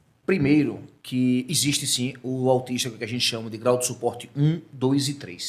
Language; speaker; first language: Portuguese; native; Portuguese